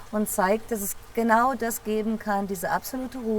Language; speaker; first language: German; native; German